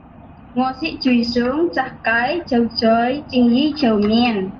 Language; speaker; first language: Cantonese; non-native, learner; Indonesian